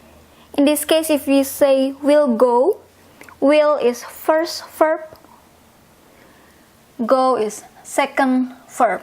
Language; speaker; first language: English; non-native, fluent; Indonesian